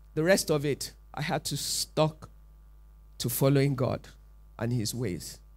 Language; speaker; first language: English; non-native, local second language; Yoruba